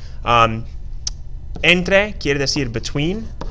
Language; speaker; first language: English; native; English